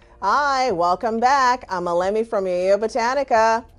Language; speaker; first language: English; native; English